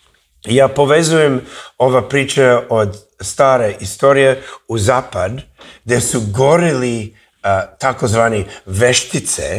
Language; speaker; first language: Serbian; early bilingual, heritage; English